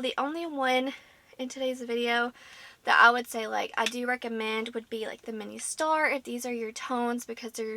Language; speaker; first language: English; native; English